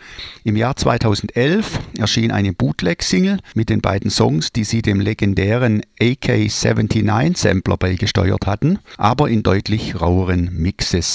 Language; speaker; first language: German; native; German